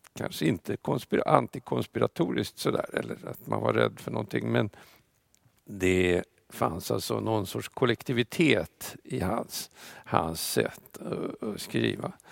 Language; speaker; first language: Swedish; non-native, fluent; Russian